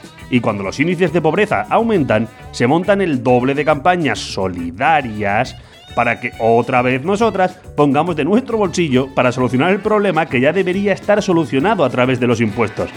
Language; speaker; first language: Spanish; native; Spanish